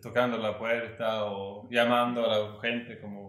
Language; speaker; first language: Spanish; non-native, learner; Swedish